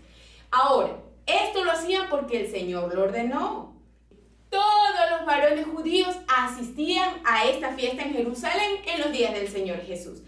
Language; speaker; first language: Spanish; native; Spanish